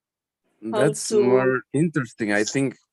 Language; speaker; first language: English; non-native, learner; Spanish